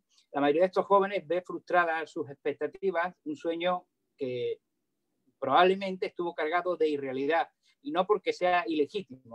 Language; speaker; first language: Spanish; native; Spanish